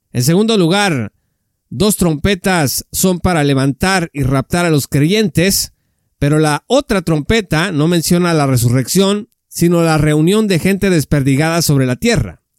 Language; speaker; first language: Spanish; native; Spanish